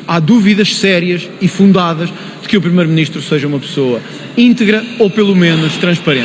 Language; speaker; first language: Portuguese; native; Portuguese